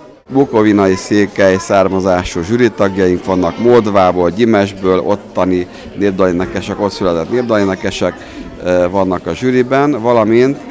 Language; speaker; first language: Hungarian; native; Hungarian